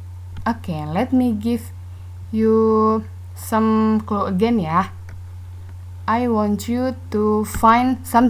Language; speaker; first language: English; non-native, learner; Indonesian